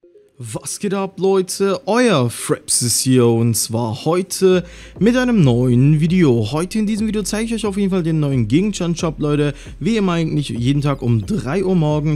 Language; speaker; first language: German; native; German